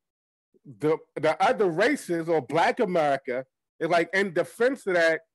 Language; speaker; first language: English; native; English